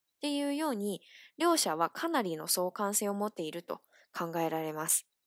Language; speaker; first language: Japanese; non-native, fluent; Chinese